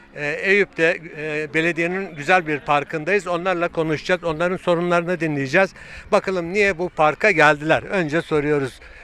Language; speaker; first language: Turkish; native; Turkish